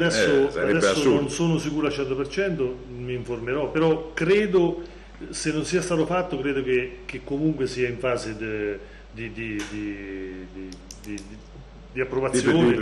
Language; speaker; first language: Italian; native; Italian